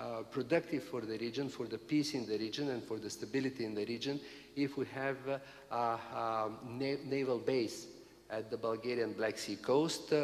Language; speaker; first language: English; non-native, fluent; Bulgarian